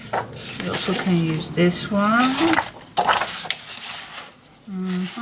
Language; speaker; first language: English; non-native, fluent; Dutch